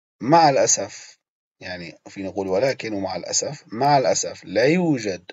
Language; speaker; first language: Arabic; non-native, fluent; Turkish